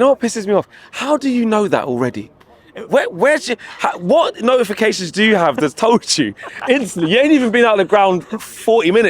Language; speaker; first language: English; native; English